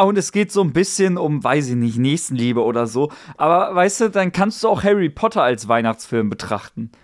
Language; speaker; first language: German; native; German